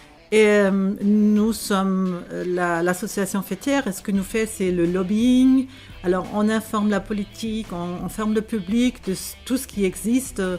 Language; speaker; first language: French; non-native, fluent; German